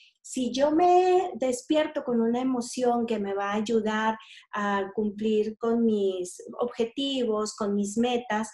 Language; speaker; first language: Spanish; native; Spanish